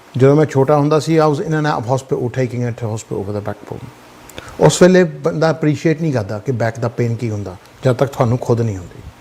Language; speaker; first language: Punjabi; early bilingual, heritage; Punjabi